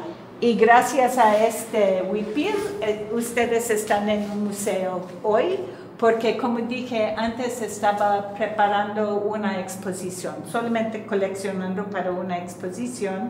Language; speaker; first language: Spanish; non-native, fluent; English